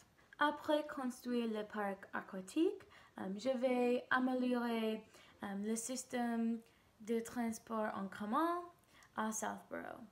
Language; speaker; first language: French; non-native, learner; English